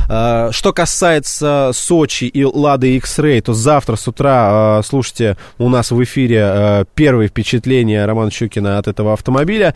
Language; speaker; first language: Russian; native; Russian